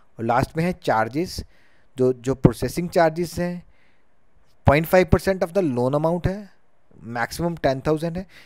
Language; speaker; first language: Hindi; native; Hindi